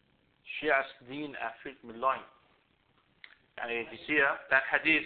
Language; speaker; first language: Danish; early bilingual, other home language; Arabic